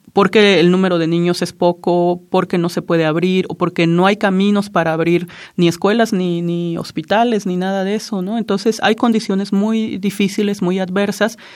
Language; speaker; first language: Spanish; non-native, local second language; Zapotec